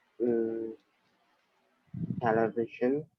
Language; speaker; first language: English; non-native, learner; Vietnamese